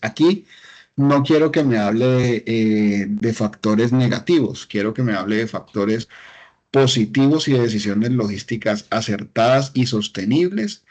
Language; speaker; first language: Spanish; native; Spanish